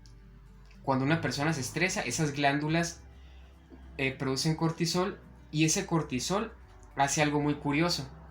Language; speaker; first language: Spanish; native; Spanish